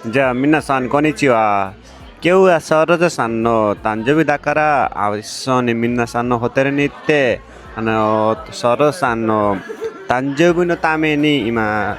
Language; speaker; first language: Japanese; non-native, learner; Nepali